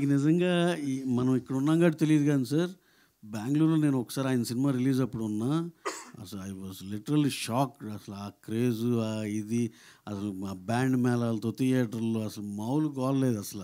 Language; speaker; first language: Telugu; native; Telugu